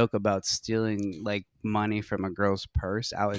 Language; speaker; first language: English; native; English